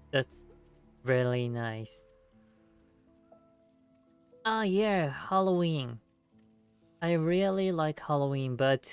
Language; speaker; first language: English; non-native, learner; Japanese